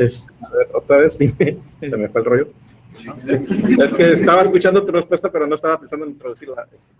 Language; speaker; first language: Spanish; native; Spanish